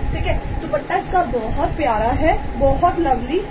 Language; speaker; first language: Hindi; native; Hindi